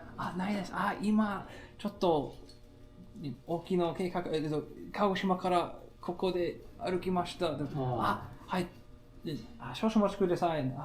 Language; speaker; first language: Japanese; non-native, learner; English